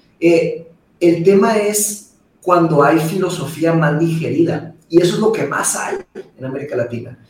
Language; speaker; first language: Spanish; early bilingual, other home language; Portuguese